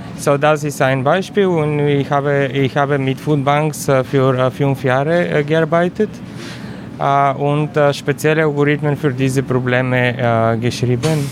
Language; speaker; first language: German; non-native, learner; Bulgarian